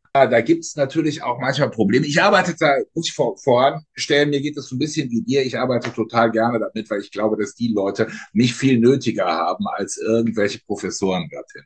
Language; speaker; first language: German; native; German